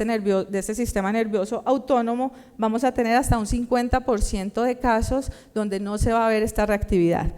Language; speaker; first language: Spanish; native; Spanish